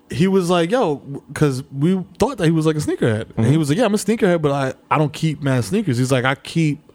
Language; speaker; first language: English; early bilingual, other home language; Spanish